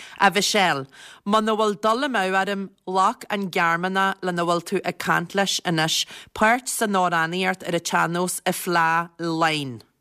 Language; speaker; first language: Irish; native; Irish